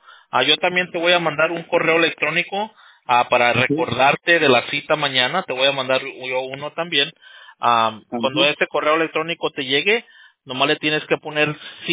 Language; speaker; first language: Spanish; early bilingual, heritage; Spanish